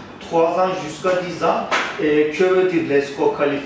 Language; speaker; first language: French; non-native, fluent; Turkish